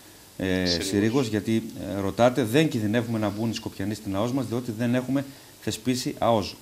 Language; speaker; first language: Greek; native; Greek